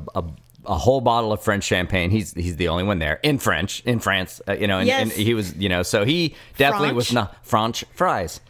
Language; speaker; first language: English; native; English